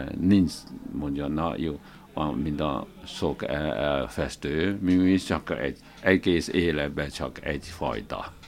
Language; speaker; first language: Hungarian; non-native, learner; Chinese